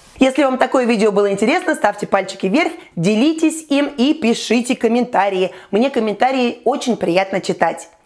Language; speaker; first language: Russian; native; Russian